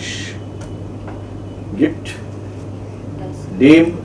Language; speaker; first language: German; non-native, fluent; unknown